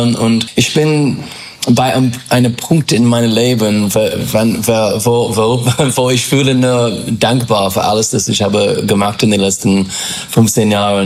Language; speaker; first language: German; non-native, learner; English